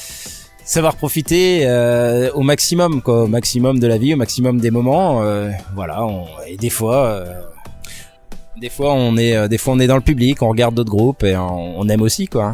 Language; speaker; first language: French; native; French